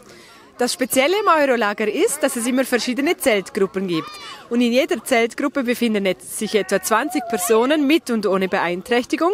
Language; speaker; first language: German; native; German